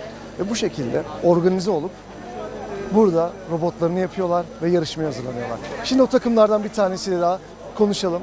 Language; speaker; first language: Turkish; native; Turkish